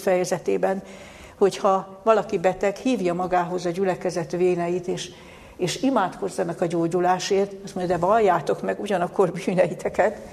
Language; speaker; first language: Hungarian; native; Hungarian